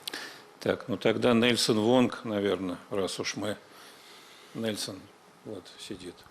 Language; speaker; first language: Russian; native; Russian